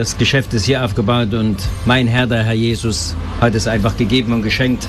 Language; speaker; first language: German; native; German